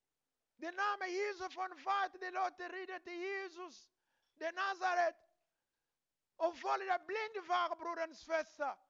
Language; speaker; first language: German; non-native, learner; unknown